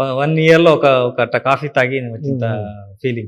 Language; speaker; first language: Telugu; non-native, learner; Kannada